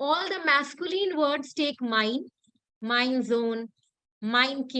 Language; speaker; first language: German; non-native, fluent; Hindi